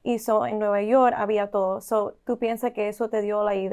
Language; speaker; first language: Spanish; early bilingual, heritage; Spanish